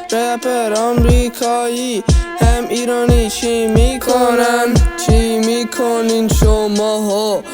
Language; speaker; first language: Persian; early bilingual, heritage; Persian